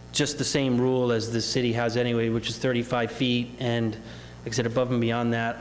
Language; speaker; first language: English; native; English